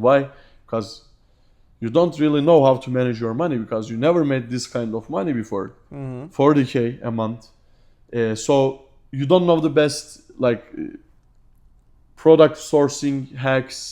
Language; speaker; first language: English; non-native, fluent; Turkish